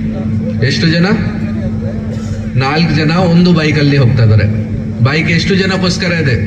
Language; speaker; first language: Kannada; non-native, fluent; Hindi